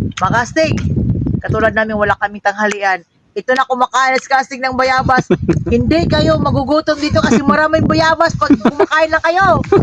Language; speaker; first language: Filipino; non-native, local second language; Cebuano